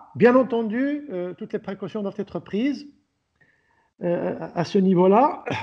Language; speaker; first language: French; non-native, local second language; Arabic